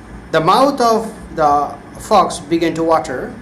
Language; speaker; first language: English; non-native, local second language; Bangla